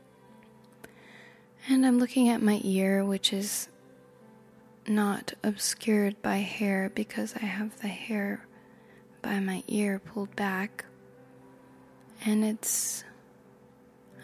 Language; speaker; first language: English; native; English